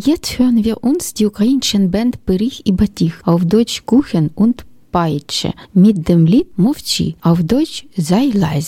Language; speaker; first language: German; non-native, learner; Ukrainian